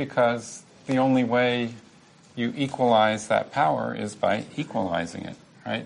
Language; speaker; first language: English; native; English